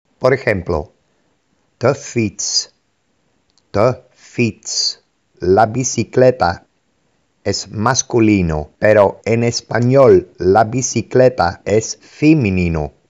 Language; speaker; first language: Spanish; non-native, fluent; Dutch